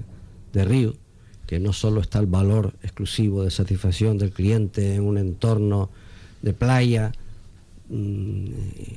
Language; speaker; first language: Spanish; native; Spanish